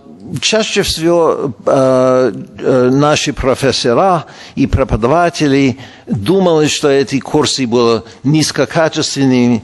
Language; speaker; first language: Russian; non-native, fluent; English